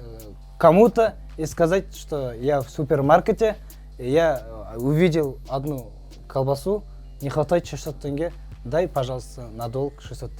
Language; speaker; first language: Russian; non-native, local second language; Kazakh